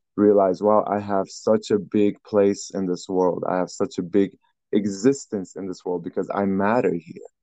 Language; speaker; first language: English; early bilingual, other home language; Persian